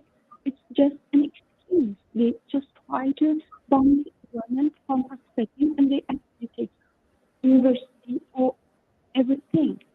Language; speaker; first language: English; non-native, learner; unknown